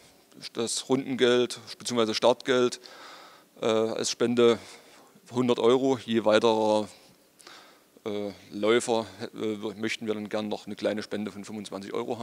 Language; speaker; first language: German; native; German